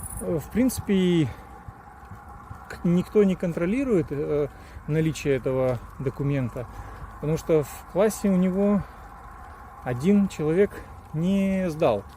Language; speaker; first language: Russian; native; Russian